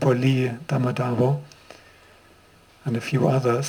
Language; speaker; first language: English; non-native, fluent; German